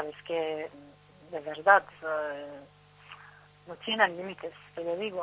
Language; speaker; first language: Spanish; non-native, learner; Turkish